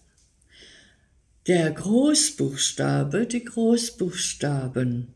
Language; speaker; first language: German; native; German